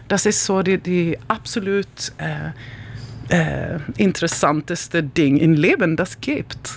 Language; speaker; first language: German; non-native, learner; Swedish